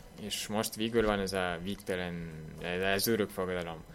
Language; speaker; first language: Hungarian; non-native, learner; Belarusian